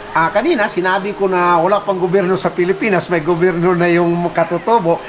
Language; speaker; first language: Filipino; non-native, local second language; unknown